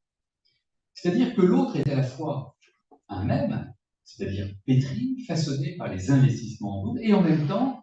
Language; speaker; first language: French; native; French